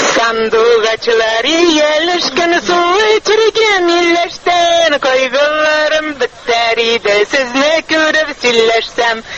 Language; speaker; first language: Tatar; early bilingual, heritage; Tatar